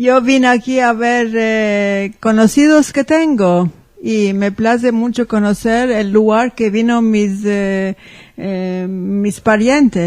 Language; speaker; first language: Spanish; early bilingual, heritage; Ladino